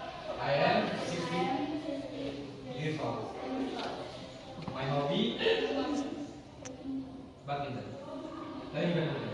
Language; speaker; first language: English; non-native, learner; Indonesian